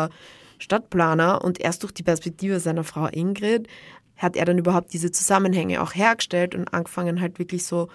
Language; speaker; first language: German; native; German